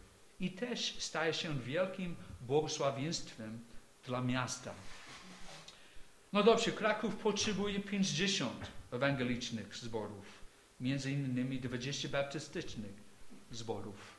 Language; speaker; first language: Polish; non-native, fluent; English